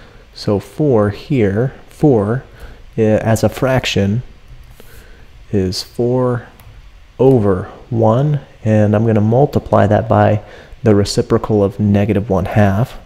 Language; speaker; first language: English; native; English